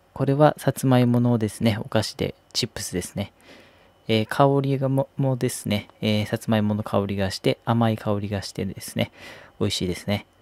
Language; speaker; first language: Japanese; native; Japanese